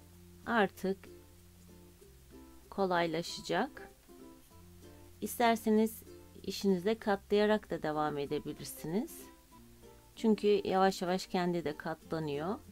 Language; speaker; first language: Turkish; native; Turkish